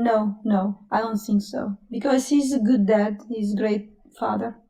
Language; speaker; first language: English; non-native, fluent; Italian